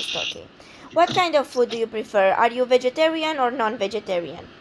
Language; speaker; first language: English; non-native, fluent; Romanian